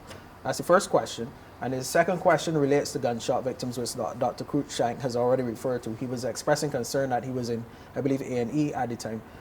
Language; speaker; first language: English; native; English